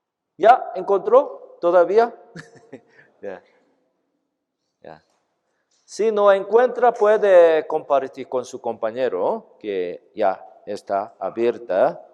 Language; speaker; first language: Spanish; non-native, fluent; Korean